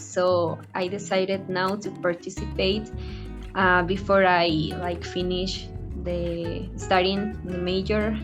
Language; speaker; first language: English; non-native, fluent; Spanish